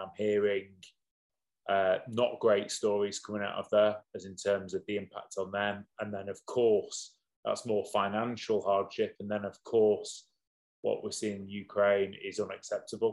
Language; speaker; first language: English; native; English